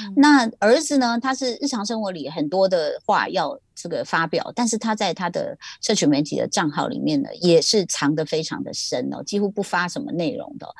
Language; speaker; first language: Chinese; native; Chinese